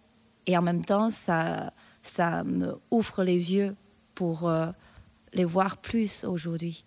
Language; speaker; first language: French; non-native, fluent; Chinese